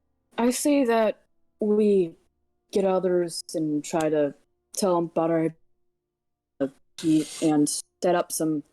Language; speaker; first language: English; native; English